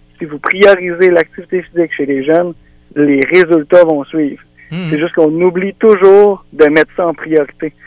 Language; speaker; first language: French; native; French